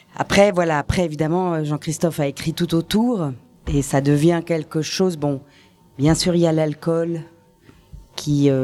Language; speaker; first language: French; native; French